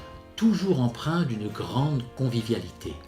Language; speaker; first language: French; native; French